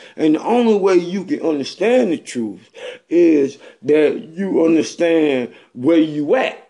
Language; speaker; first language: English; native; English